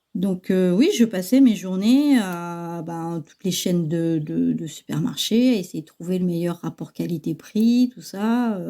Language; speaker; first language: French; early bilingual, other home language; Chinese